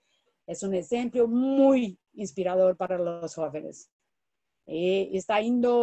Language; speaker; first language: Spanish; non-native, fluent; Portuguese